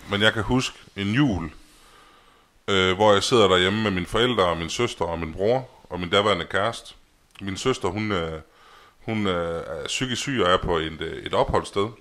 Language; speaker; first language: Danish; native; Danish